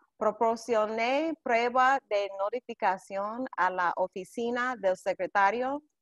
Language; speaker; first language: Spanish; non-native, fluent; English